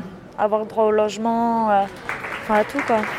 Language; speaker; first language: French; native; French